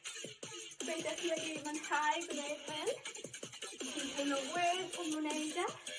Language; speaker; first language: Welsh; non-native, local second language; English